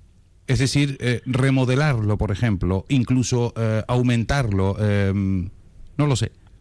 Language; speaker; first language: Spanish; native; Spanish